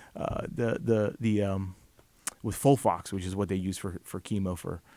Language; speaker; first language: English; native; English